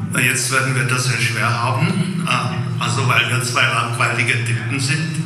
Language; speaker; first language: German; non-native, fluent; Czech